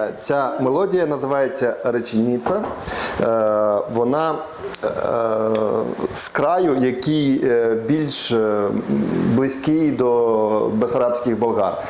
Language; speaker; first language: Ukrainian; non-native, local second language; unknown